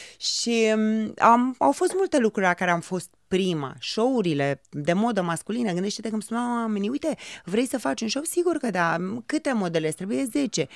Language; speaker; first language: Romanian; native; Romanian